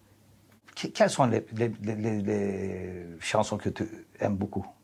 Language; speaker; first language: French; non-native, learner; Turkish